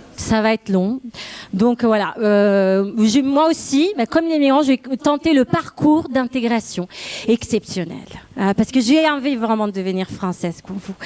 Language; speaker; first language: French; non-native, fluent; Italian